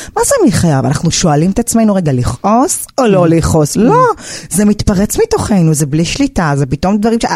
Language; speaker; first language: Hebrew; native; Hebrew